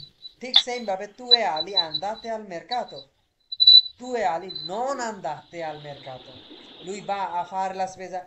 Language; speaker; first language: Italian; non-native, fluent; Bangla